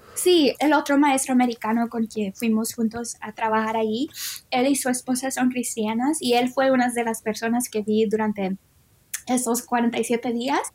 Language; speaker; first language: Spanish; early bilingual, heritage; Spanish